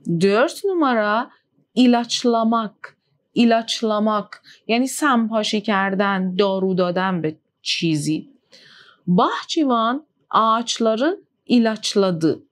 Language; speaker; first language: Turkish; non-native, fluent; Persian